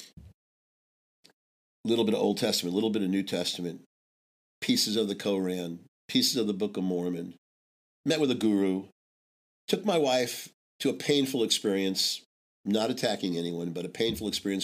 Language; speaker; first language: English; native; English